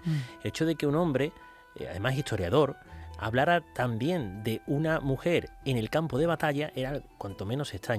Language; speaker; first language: Spanish; native; Spanish